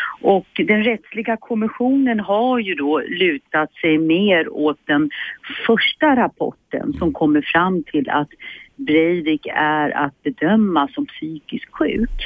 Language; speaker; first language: Swedish; native; Swedish